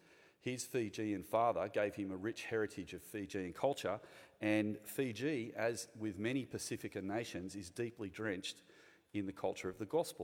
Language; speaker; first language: English; native; English